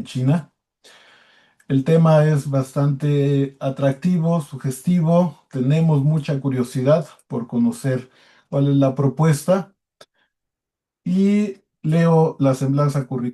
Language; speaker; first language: Spanish; native; Spanish